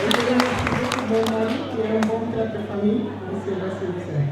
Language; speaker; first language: French; non-native, local second language; Wolof